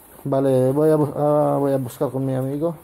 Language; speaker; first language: Spanish; non-native, learner; Filipino